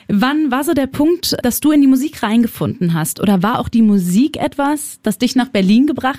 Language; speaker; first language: German; native; German